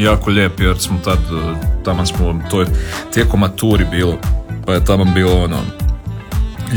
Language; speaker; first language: Serbian; native; Serbian